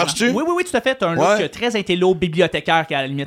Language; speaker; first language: French; native; French